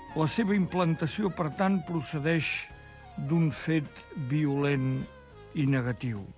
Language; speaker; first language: Catalan; native; Catalan